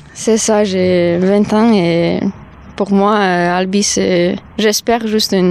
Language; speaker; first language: French; non-native, learner; Serbian